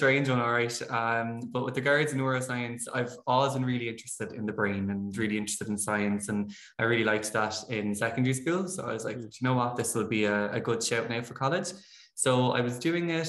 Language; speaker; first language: English; native; English